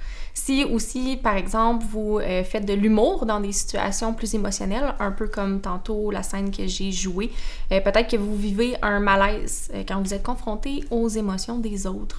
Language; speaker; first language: French; native; French